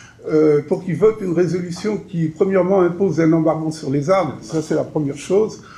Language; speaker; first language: French; native; French